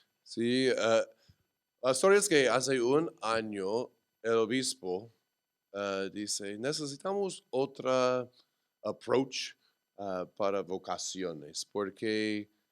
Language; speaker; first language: Spanish; non-native, learner; English